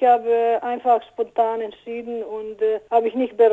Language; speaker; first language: German; non-native, learner; Bosnian